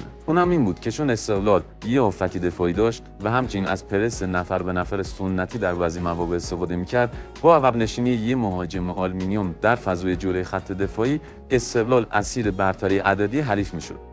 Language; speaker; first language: Persian; native; Persian